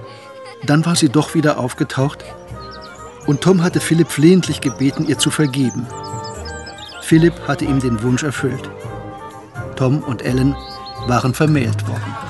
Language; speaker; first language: German; native; German